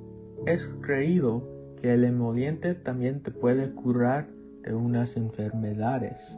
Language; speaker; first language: Spanish; non-native, learner; English